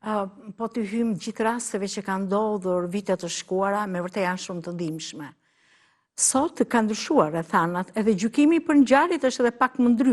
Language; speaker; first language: Albanian; native; Albanian